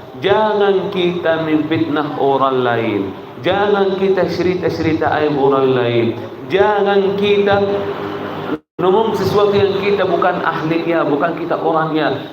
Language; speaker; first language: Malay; non-native, fluent; Arabic